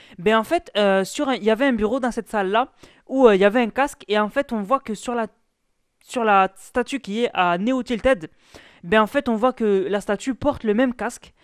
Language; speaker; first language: French; native; French